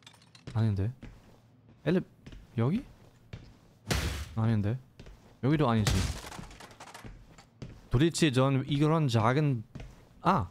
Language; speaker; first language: Korean; non-native, fluent; German